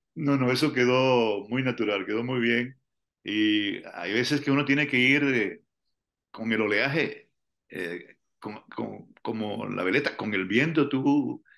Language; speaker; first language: Spanish; native; Spanish